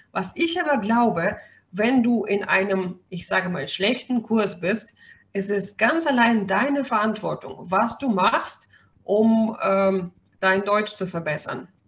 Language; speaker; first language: German; non-native, fluent; Russian